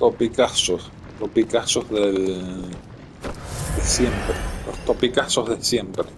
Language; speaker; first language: Spanish; native; Spanish